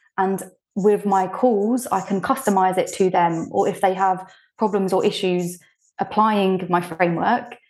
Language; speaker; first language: English; early bilingual, other home language; Bulgarian